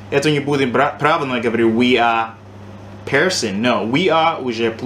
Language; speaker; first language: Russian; non-native, learner; English